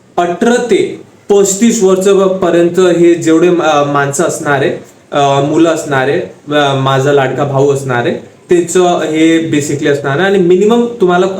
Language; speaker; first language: Marathi; non-native, local second language; Hindi